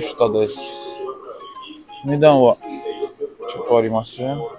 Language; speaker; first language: Japanese; non-native, learner; Russian